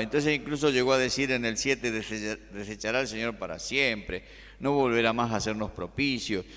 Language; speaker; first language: Spanish; native; Spanish